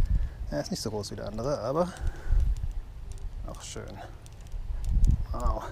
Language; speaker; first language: German; native; German